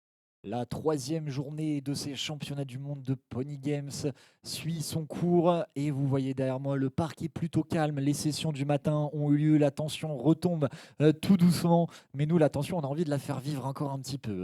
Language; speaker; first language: French; native; French